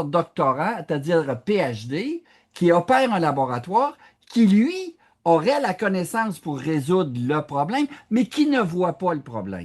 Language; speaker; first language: French; native; French